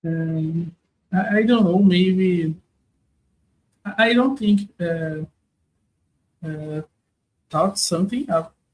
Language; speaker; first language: English; non-native, learner; Portuguese